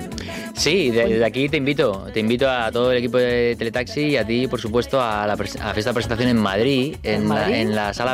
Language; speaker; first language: Spanish; native; Spanish